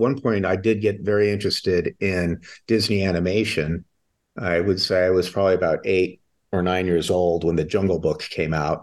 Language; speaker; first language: English; native; English